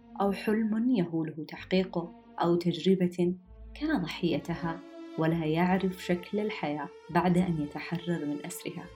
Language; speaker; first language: Arabic; native; Arabic